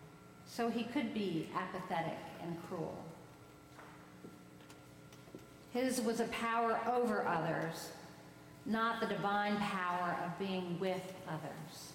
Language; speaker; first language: English; native; English